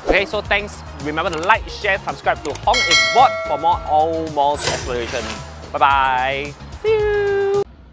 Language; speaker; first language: English; non-native, local second language; Chinese